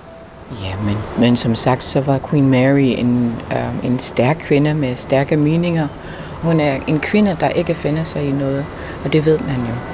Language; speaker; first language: Danish; non-native, fluent; English